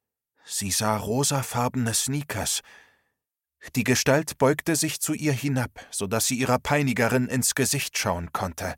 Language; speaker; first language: German; native; German